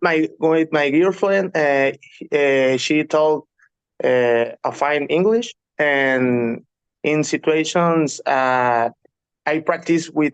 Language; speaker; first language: English; non-native, learner; Spanish